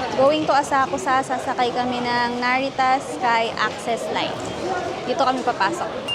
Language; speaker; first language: Filipino; native; Filipino